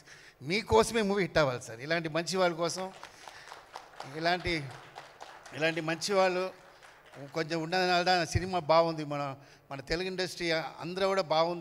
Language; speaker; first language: Telugu; non-native, fluent; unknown